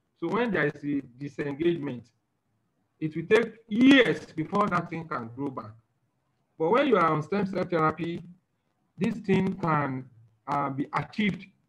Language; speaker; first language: English; non-native, local second language; Yoruba